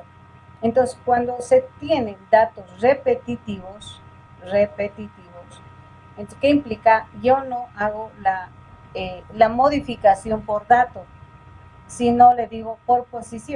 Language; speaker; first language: Spanish; native; Spanish